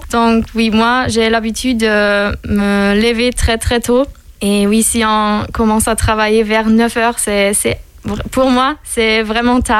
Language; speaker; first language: French; non-native, fluent; German